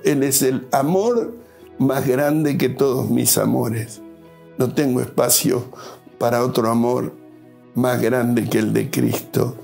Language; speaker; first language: Spanish; native; Spanish